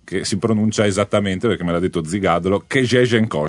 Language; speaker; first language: Italian; native; Italian